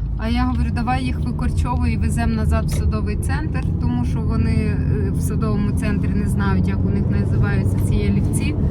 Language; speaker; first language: Ukrainian; non-native, local second language; Russian